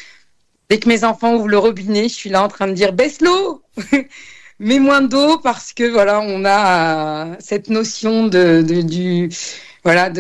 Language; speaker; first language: French; non-native, local second language; Arabic